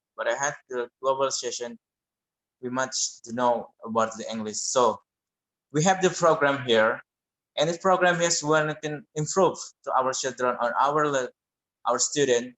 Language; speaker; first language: English; non-native, learner; Indonesian